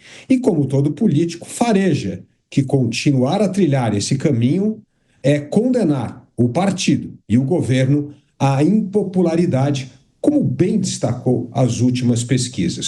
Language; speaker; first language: Portuguese; native; Portuguese